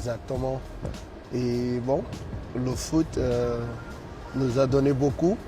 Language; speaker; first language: French; non-native, fluent; Portuguese